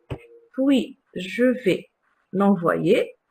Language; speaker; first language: French; non-native, local second language; Arabic